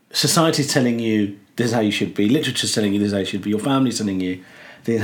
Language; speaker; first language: English; native; English